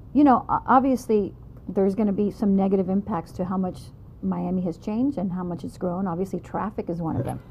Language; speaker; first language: English; native; English